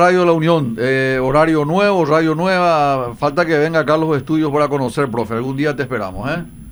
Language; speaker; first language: Spanish; native; Spanish